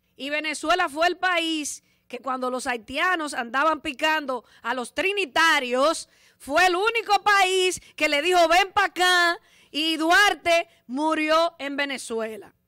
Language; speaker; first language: Spanish; native; Spanish